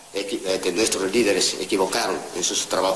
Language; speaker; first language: Spanish; non-native, fluent; Korean